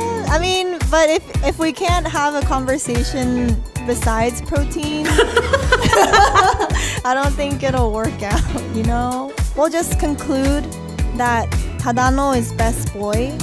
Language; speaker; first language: English; native; English